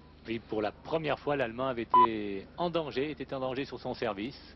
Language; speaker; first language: French; native; French